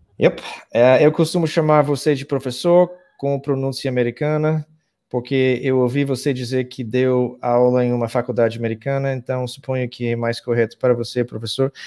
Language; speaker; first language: Portuguese; non-native, fluent; English